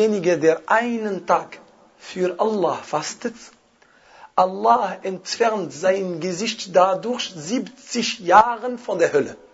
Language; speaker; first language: German; non-native, fluent; Arabic